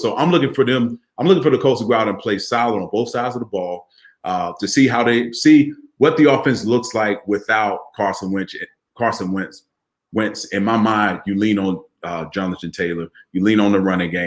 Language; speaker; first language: English; native; English